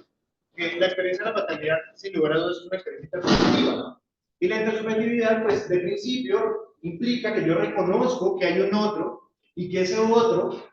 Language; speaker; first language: Spanish; native; Spanish